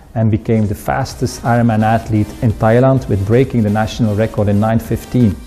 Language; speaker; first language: English; non-native, fluent; Dutch